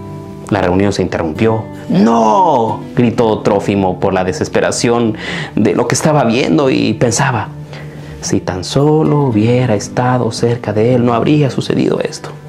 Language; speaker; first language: Spanish; native; Spanish